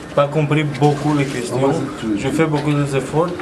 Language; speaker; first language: French; non-native, learner; Romanian